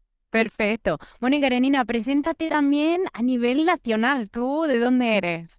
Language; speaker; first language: Spanish; native; Spanish